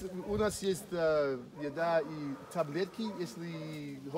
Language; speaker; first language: Russian; non-native, learner; English